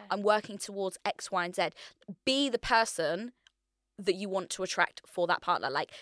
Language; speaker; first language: English; native; English